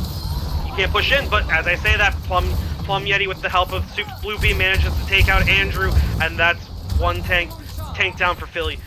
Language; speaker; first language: English; native; English